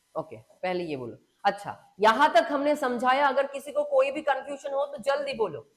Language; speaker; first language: Hindi; non-native, local second language; Bangla